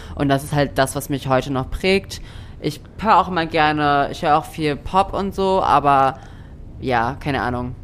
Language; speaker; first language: German; native; German